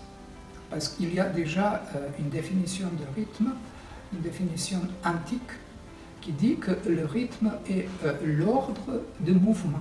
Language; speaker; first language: French; non-native, fluent; Serbian